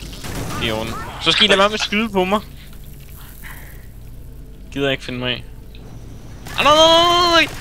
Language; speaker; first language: Danish; native; Danish